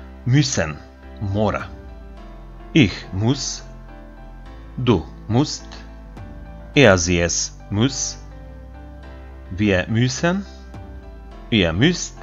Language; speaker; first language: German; non-native, fluent; Macedonian